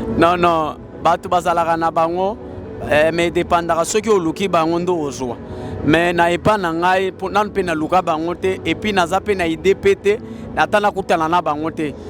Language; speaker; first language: Lingala; non-native, local second language; Luba-Lulua